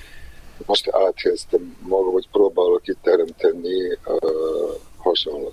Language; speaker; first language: Hungarian; non-native, fluent; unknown